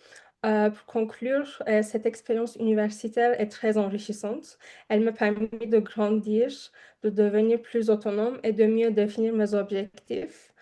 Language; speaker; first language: French; non-native, fluent; Turkish